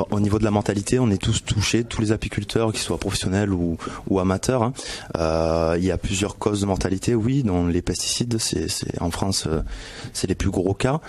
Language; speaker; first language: French; native; French